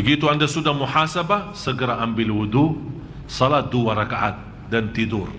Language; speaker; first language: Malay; non-native, fluent; Arabic